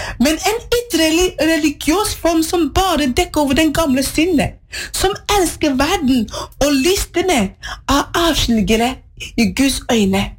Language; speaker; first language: Norwegian; non-native, fluent; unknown